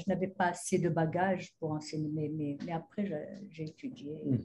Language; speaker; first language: French; non-native, local second language; Arabic